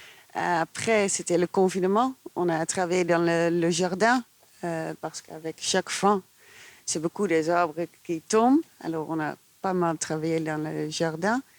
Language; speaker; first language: French; non-native, fluent; Dutch